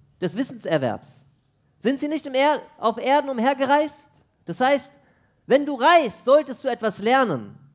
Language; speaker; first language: German; early bilingual, other home language; Urdu